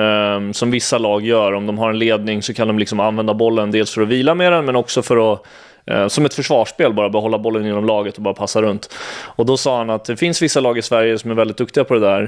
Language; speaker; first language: Swedish; native; Swedish